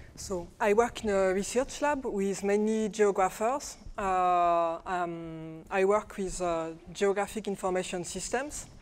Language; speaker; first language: English; non-native, fluent; French